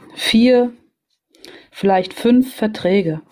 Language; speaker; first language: German; native; German